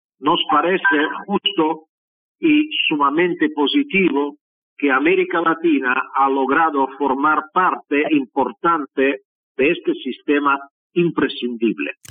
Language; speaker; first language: Spanish; non-native, fluent; Russian